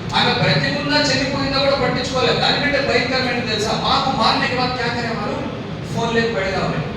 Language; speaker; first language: Telugu; non-native, local second language; Urdu